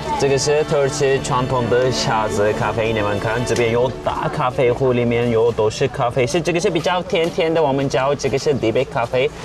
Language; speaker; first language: Chinese; non-native, fluent; Turkish